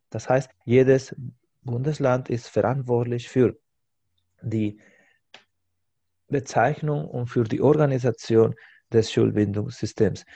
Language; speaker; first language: German; non-native, fluent; Spanish